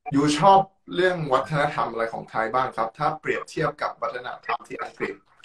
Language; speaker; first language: Thai; native; Thai